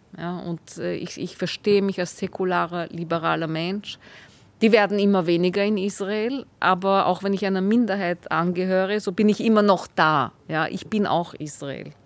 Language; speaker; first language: German; native; German